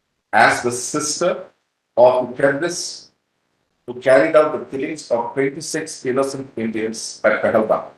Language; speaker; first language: English; non-native, local second language; Hindi